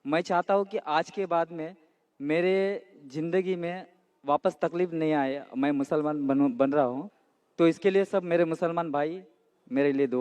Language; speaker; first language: Hindi; non-native, local second language; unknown